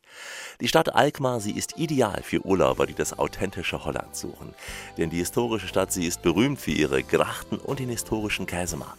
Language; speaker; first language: German; native; German